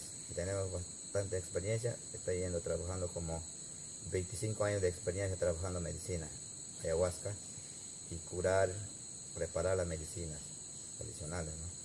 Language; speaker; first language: Spanish; non-native, local second language; Shipibo-Conibo